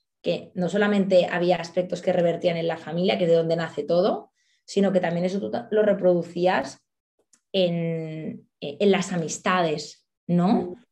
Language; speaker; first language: Spanish; native; Spanish